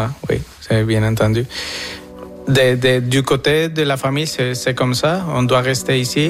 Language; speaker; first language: French; non-native, fluent; Spanish